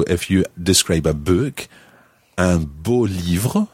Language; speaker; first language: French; non-native, fluent; English